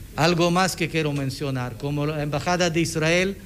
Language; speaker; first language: Spanish; non-native, fluent; Hebrew